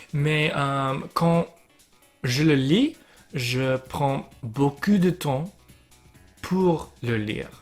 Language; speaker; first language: French; non-native, learner; English